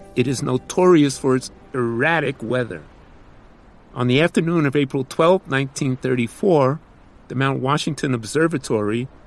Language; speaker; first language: English; native; English